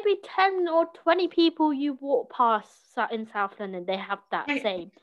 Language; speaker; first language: English; early bilingual, other home language; Cantonese